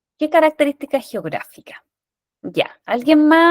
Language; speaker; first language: Spanish; native; Spanish